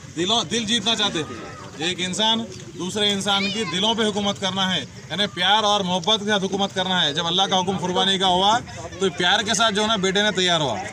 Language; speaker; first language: Urdu; native; Urdu